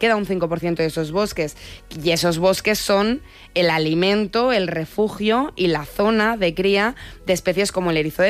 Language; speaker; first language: Spanish; native; Spanish